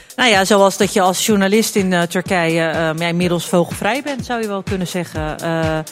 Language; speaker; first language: Dutch; early bilingual, other home language; Turkish